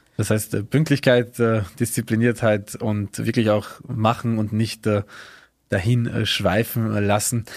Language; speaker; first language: German; native; German